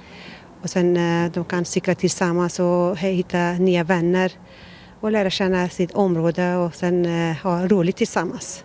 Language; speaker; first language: Swedish; non-native, learner; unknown